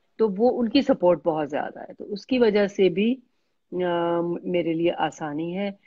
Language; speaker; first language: Urdu; native; Urdu